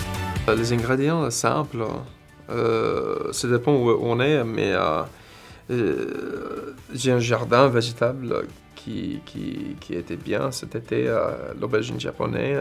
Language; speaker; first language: French; non-native, fluent; English